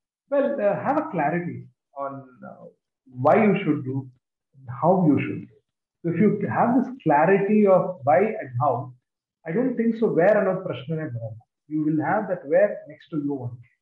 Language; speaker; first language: English; non-native, local second language; Kannada